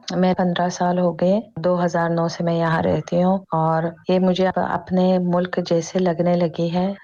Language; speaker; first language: Urdu; non-native, fluent; Tajik